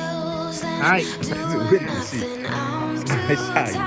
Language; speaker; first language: Japanese; non-native, learner; Chinese